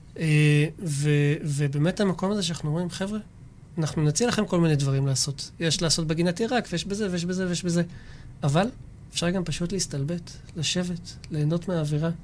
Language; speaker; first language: Hebrew; native; Hebrew